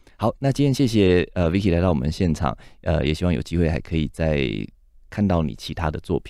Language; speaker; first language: Chinese; native; Chinese